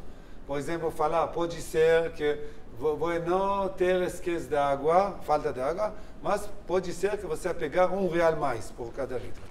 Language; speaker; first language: Portuguese; non-native, learner; Hebrew